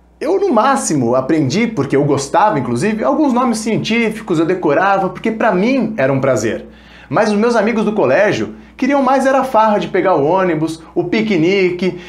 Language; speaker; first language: Portuguese; early bilingual, other home language; Spanish